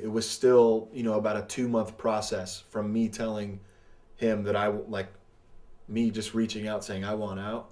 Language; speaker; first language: English; native; English